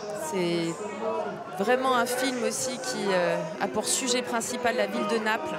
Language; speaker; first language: French; native; French